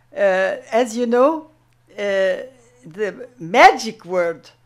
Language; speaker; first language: English; non-native, fluent; German